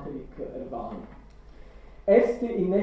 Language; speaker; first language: Dutch; non-native, fluent; Italian